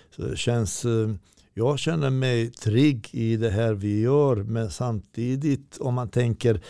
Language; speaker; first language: Swedish; non-native, learner; Bosnian